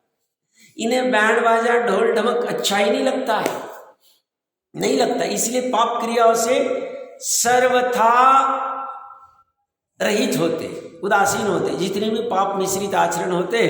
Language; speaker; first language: Hindi; native; Hindi